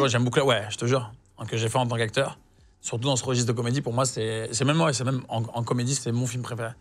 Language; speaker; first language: French; native; French